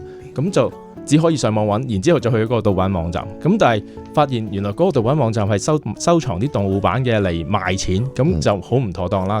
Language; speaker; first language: Cantonese; native; Cantonese